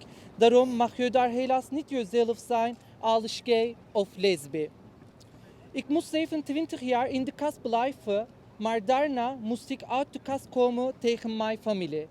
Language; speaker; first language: Dutch; non-native, fluent; Turkish